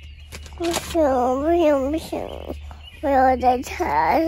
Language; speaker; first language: Chinese; early bilingual, heritage; Chinese